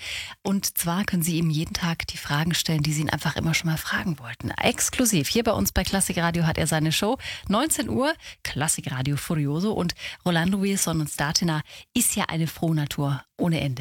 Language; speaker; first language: German; native; German